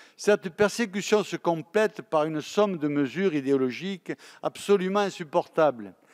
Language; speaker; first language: French; native; French